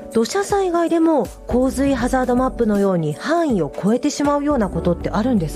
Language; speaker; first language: Japanese; native; Japanese